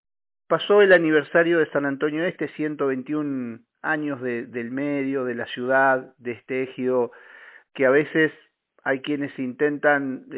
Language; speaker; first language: Spanish; native; Spanish